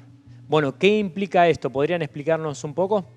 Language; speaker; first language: Spanish; native; Spanish